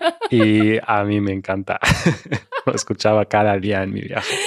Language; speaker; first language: Spanish; non-native, fluent; German